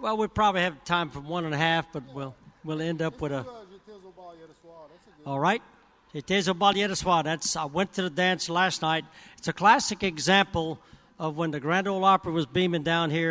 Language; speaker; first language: English; early bilingual, other home language; French